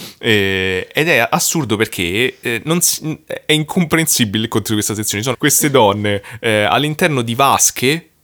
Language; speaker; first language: Italian; native; Italian